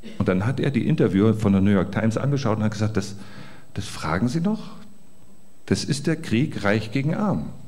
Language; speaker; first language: German; native; German